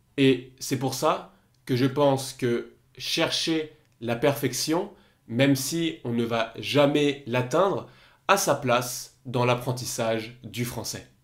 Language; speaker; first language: French; native; French